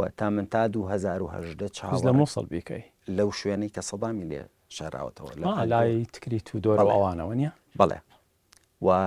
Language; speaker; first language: Central Kurdish; early bilingual, heritage; Central Kurdish